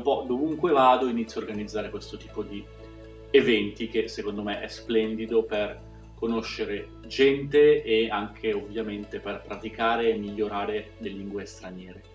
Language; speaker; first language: Italian; native; Italian